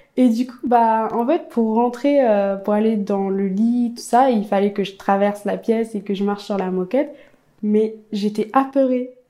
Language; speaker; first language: French; early bilingual, other home language; Amharic